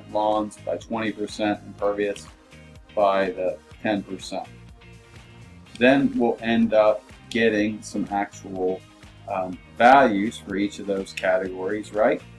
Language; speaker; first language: English; native; English